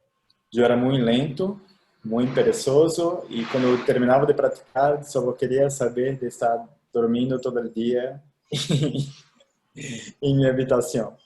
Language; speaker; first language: Spanish; non-native, fluent; Portuguese